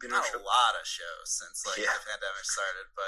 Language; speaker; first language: English; native; English